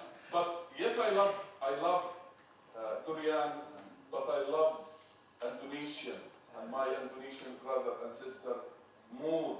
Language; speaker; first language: English; non-native, fluent; Arabic